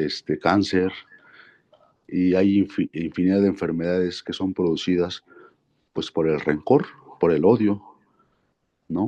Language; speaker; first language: Spanish; native; Spanish